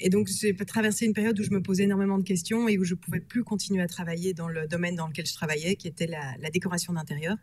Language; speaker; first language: French; native; French